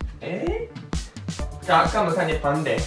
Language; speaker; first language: Korean; non-native, learner; Japanese